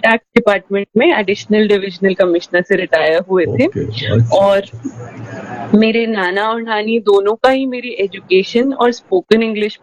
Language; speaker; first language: Hindi; non-native, local second language; Rajasthani